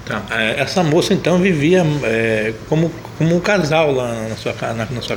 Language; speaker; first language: Portuguese; native; Portuguese